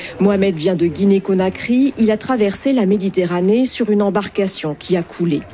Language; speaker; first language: French; native; French